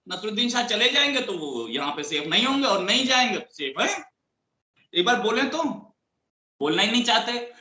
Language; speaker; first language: Hindi; native; Hindi